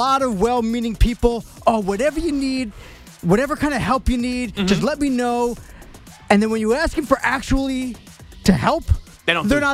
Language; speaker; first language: English; native; English